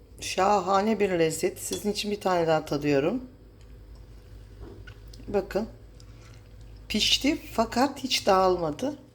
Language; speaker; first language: Turkish; native; Turkish